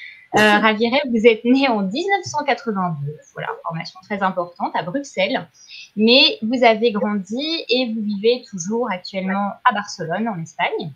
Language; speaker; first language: French; native; French